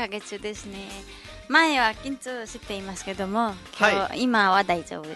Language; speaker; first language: Japanese; non-native, learner; Nepali